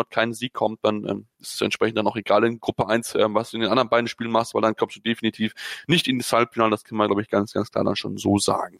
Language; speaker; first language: German; native; German